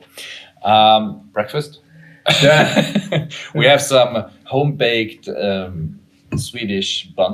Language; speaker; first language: English; non-native, fluent; German